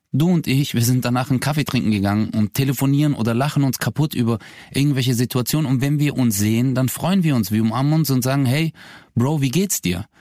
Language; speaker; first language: German; early bilingual, other home language; Turkish